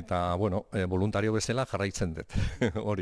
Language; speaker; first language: Basque; non-native, local second language; Spanish